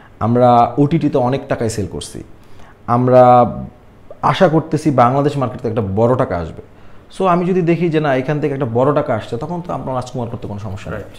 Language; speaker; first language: Bangla; native; Bangla